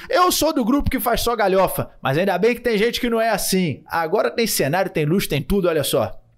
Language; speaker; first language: Portuguese; native; Portuguese